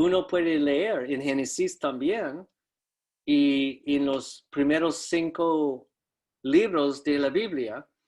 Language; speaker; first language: Spanish; non-native, fluent; English